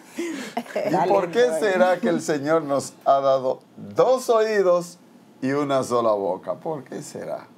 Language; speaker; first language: Spanish; native; Spanish